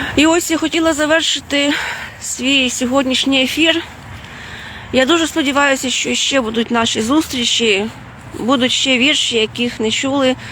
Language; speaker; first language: Ukrainian; non-native, fluent; Lithuanian